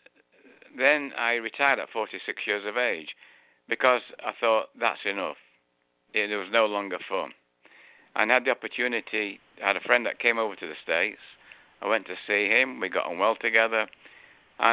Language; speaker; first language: English; native; English